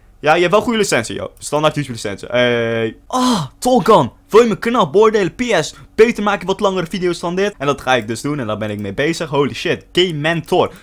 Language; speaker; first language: Dutch; early bilingual, other home language; Turkish